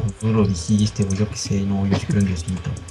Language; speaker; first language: Spanish; native; Spanish